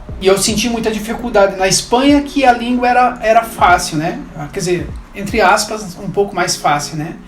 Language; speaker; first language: Portuguese; native; Portuguese